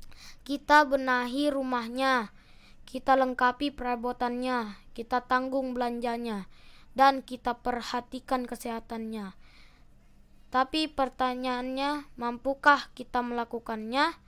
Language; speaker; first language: Indonesian; native; Indonesian